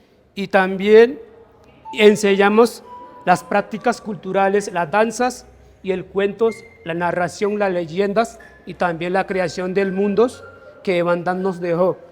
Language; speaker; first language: Spanish; non-native, local second language; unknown